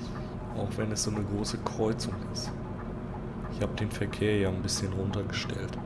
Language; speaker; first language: German; native; German